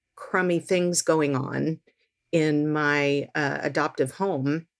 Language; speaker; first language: English; native; English